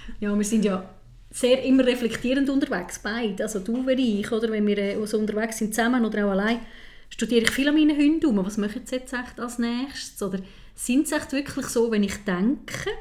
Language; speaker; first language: German; native; German